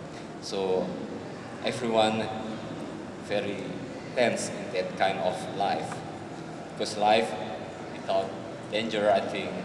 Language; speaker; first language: English; non-native, learner; Indonesian